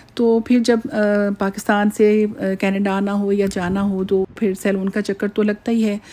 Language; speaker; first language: Urdu; native; Urdu